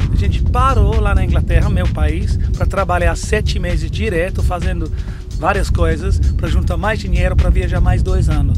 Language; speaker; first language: Portuguese; non-native, fluent; English